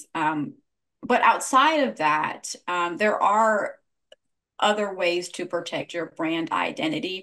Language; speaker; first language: English; native; English